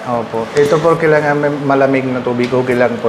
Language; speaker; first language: Filipino; non-native, learner; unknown